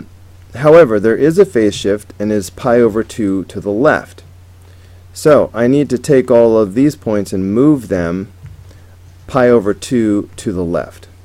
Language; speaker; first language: English; native; English